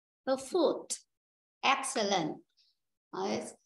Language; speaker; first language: English; non-native, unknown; Vietnamese